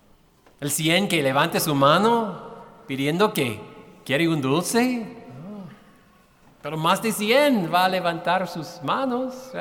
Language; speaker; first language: Spanish; non-native, fluent; English